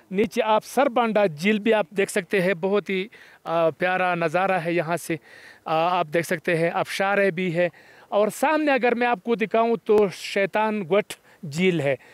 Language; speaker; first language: Urdu; non-native, local second language; Pashto